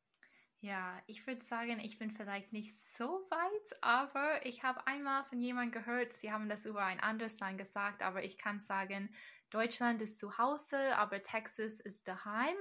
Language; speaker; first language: German; non-native, fluent; English